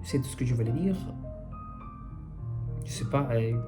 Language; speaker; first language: French; non-native, fluent; Spanish